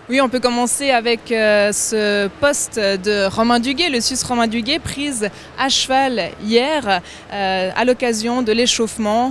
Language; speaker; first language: French; native; French